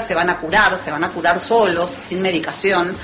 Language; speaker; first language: Spanish; native; Spanish